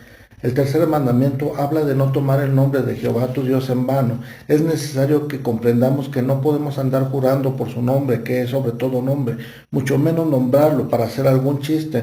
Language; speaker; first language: Spanish; native; Spanish